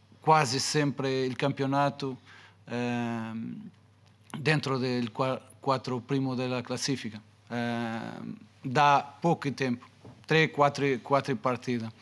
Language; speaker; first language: Italian; non-native, fluent; Portuguese